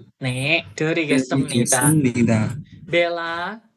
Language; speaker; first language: Korean; non-native, fluent; Indonesian